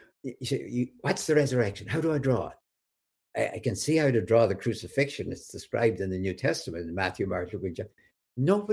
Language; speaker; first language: English; native; English